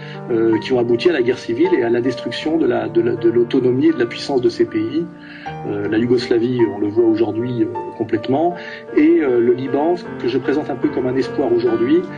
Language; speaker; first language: French; native; French